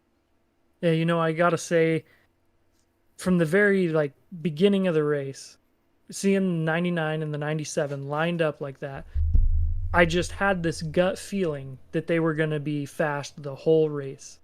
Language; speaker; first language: English; native; English